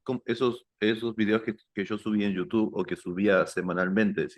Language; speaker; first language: Spanish; native; Spanish